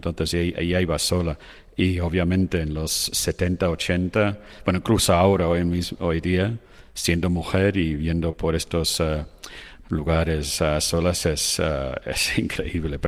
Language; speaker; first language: Spanish; non-native, fluent; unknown